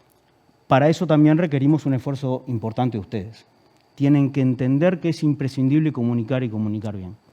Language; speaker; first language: Spanish; native; Spanish